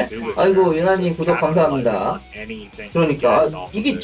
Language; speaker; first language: Korean; native; Korean